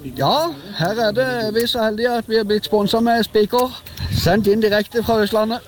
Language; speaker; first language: Norwegian; native; Norwegian